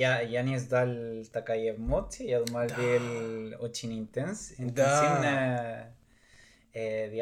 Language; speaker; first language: Russian; non-native, learner; Spanish